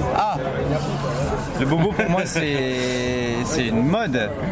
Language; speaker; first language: French; native; French